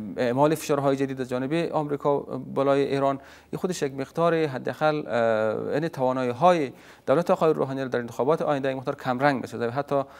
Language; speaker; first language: Persian; native; Persian